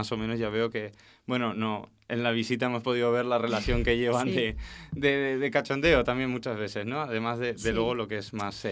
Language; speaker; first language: Spanish; native; Spanish